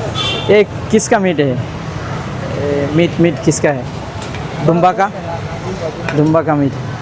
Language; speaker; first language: Hindi; non-native, learner; Bangla